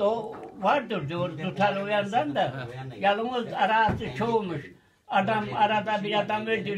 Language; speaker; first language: Turkish; native; Turkish